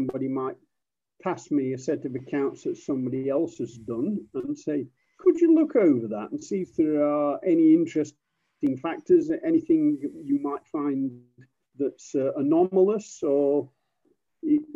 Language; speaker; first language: English; native; English